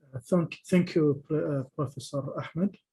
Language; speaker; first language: English; non-native, fluent; Arabic